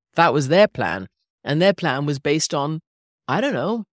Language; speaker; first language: English; early bilingual, other home language; Persian